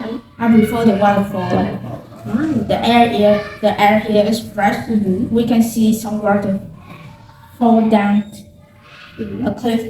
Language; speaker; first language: English; non-native, learner; Vietnamese